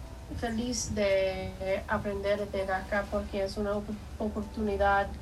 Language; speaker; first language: Spanish; non-native, learner; English